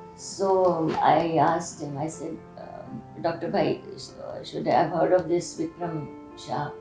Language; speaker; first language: English; non-native, local second language; Hindi